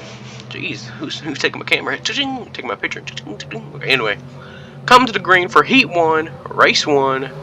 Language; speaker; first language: English; native; English